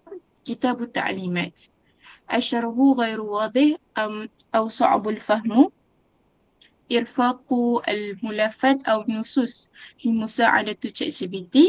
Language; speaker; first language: Arabic; non-native, learner; Malay